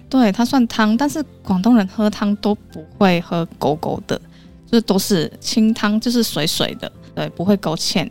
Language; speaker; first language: Chinese; non-native, local second language; Cantonese